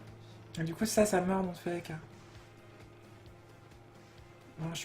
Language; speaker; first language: French; native; French